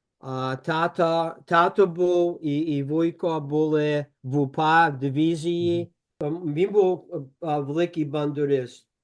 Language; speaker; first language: Ukrainian; early bilingual, heritage; Ukrainian